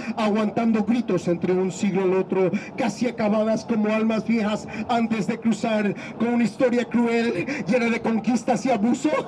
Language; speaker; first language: Spanish; native; Spanish